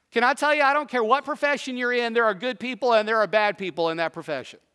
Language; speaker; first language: English; native; English